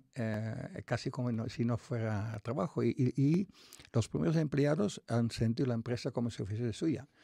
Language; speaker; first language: Spanish; non-native, fluent; Dutch